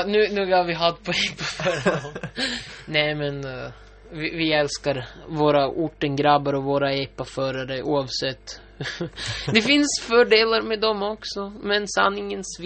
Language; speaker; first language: Swedish; non-native, local second language; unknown